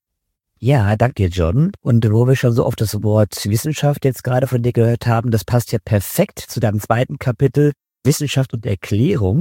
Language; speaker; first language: German; native; German